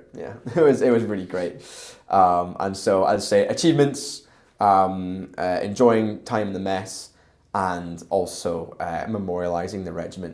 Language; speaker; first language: English; native; English